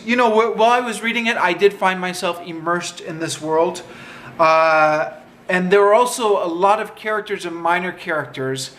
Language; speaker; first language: English; native; English